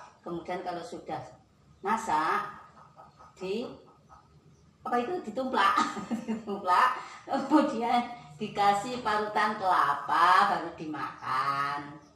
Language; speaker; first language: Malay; non-native, local second language; Javanese